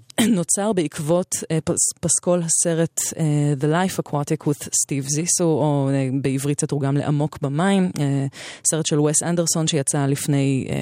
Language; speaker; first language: Hebrew; native; Hebrew